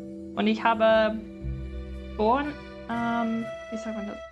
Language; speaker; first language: German; non-native, learner; English